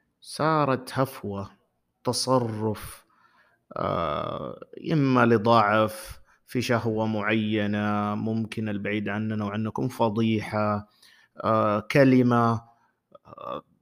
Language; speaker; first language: Arabic; native; Arabic